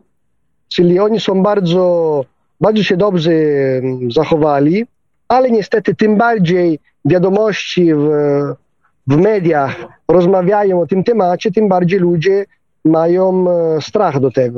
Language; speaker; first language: Polish; non-native, fluent; Italian